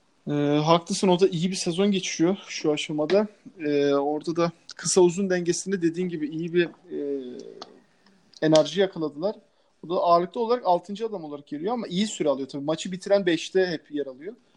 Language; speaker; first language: Turkish; native; Turkish